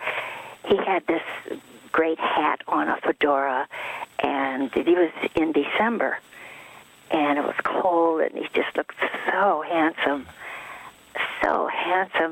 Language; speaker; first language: English; early bilingual, other home language; Swedish